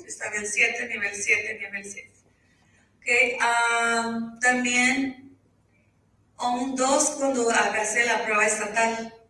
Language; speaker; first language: Spanish; early bilingual, heritage; Spanish